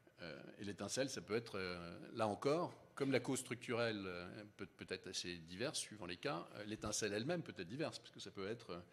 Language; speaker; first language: French; native; French